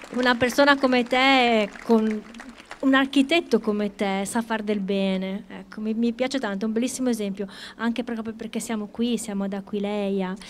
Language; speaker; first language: Italian; native; Italian